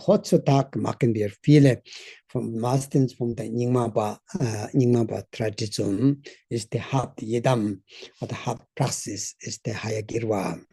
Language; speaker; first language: German; non-native, learner; Tibetan